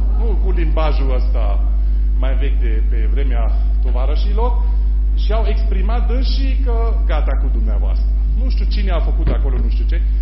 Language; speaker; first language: Romanian; non-native, fluent; German